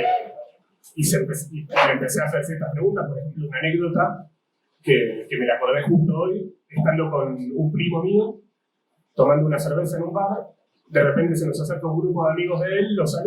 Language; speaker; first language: Spanish; native; Spanish